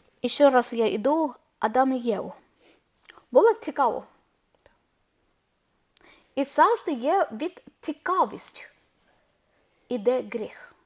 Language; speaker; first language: Ukrainian; non-native, learner; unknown